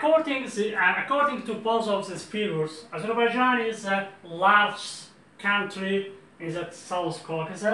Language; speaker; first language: English; non-native, learner; Azerbaijani